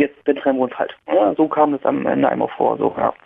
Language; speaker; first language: German; native; German